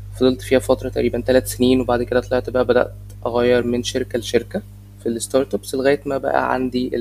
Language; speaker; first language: Arabic; native; Arabic